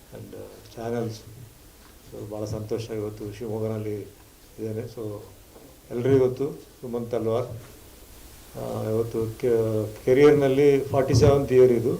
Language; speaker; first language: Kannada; non-native, local second language; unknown